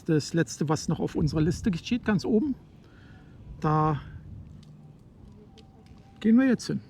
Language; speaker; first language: German; native; German